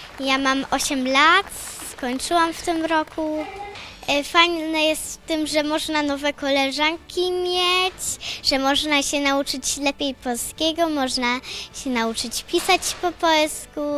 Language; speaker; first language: Polish; early bilingual, heritage; Polish